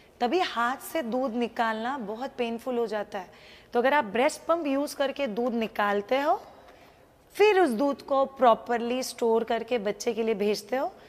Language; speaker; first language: Hindi; non-native, local second language; Marathi